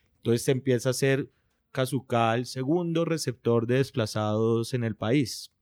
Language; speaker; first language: Spanish; native; Spanish